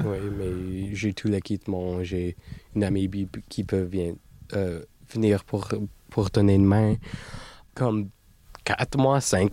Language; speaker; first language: French; non-native, local second language; English